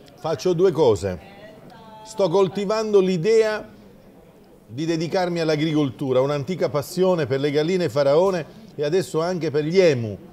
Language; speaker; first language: Italian; native; Italian